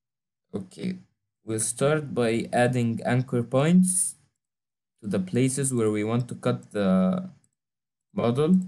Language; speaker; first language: English; non-native, fluent; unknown